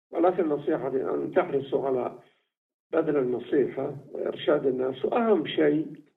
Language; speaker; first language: Arabic; native; Arabic